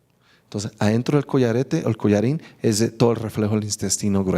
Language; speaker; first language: Spanish; native; Spanish